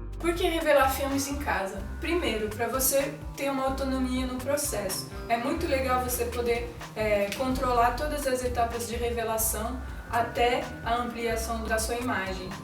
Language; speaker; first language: Portuguese; non-native, fluent; French